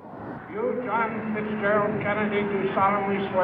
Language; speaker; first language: English; native; English